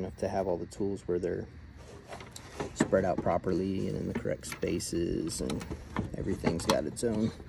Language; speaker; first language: English; native; English